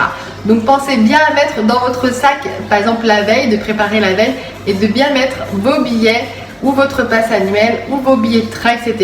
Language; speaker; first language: French; native; French